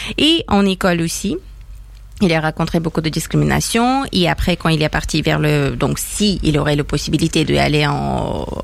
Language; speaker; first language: French; non-native, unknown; Persian